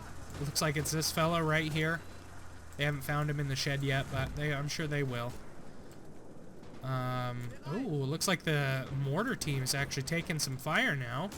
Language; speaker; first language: English; native; English